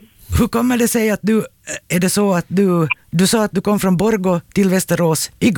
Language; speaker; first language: Swedish; native; Swedish